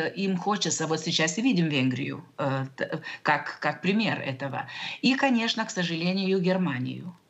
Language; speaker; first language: Russian; non-native, local second language; Lithuanian